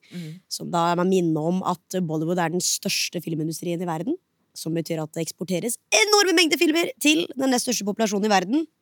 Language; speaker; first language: Norwegian; early bilingual, other home language; Hindi